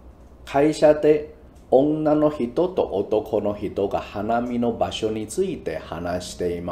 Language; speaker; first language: Japanese; non-native, fluent; Chinese